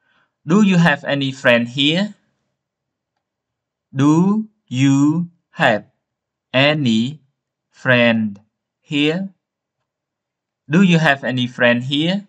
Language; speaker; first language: English; non-native, learner; Khmer